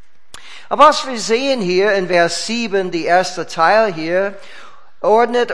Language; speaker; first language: German; non-native, fluent; English